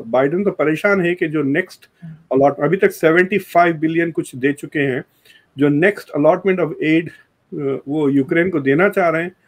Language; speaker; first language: Hindi; non-native, local second language; Urdu